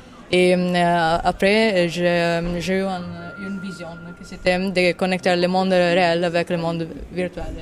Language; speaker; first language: French; non-native, fluent; Italian